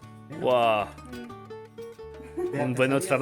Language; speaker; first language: Spanish; non-native, learner; French